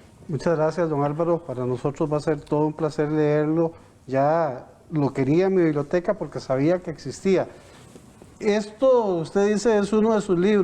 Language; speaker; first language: Spanish; native; Spanish